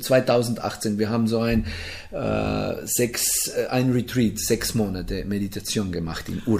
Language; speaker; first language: German; non-native, fluent; Slovenian